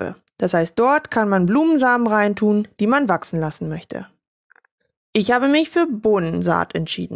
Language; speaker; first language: German; native; German